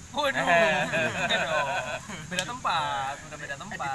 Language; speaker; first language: Indonesian; native; Indonesian